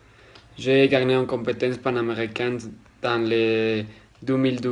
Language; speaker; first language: French; non-native, learner; Spanish